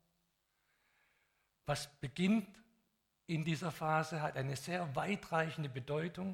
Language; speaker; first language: German; native; German